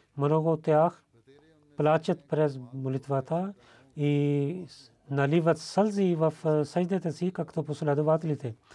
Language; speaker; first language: Bulgarian; non-native, learner; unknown